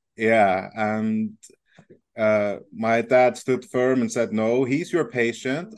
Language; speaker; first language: English; non-native, fluent; Icelandic